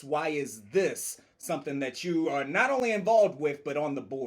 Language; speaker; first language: English; native; English